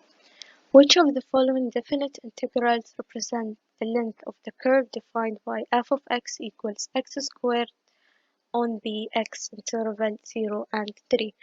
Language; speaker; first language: English; non-native, fluent; Arabic